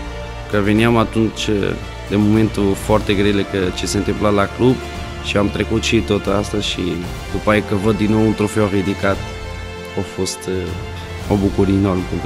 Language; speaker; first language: Romanian; non-native, fluent; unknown